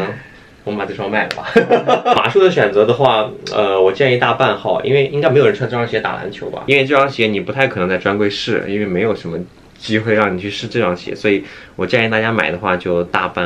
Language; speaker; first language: Chinese; native; Chinese